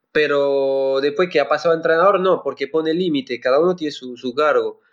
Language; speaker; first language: Spanish; non-native, fluent; French